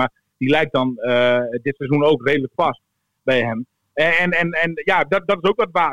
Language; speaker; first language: Dutch; native; Dutch